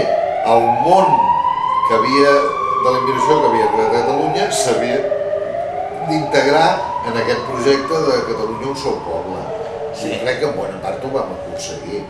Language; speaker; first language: Catalan; native; Catalan